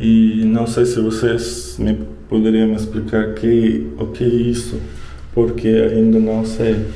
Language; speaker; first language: Portuguese; non-native, learner; Russian